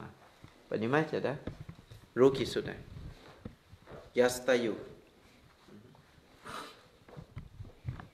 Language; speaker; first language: Russian; non-native, learner; Thai